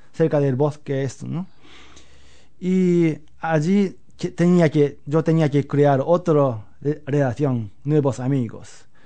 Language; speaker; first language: Spanish; non-native, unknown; Japanese